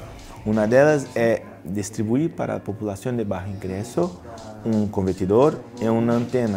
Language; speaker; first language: Spanish; non-native, learner; Portuguese